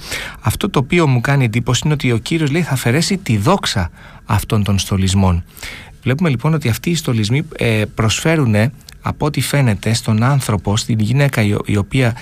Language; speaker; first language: Greek; native; Greek